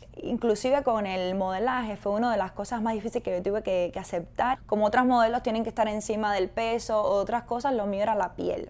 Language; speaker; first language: Spanish; native; Spanish